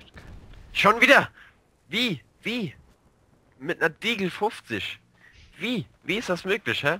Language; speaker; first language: German; native; German